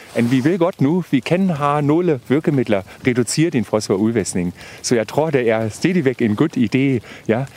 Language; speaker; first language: Danish; non-native, fluent; German